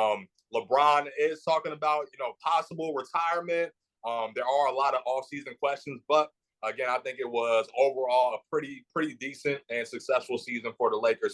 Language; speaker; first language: English; native; English